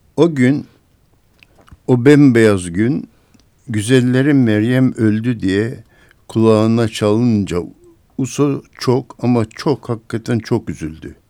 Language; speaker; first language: Turkish; native; Turkish